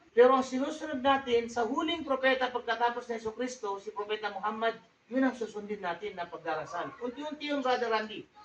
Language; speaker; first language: Filipino; non-native, local second language; Tausug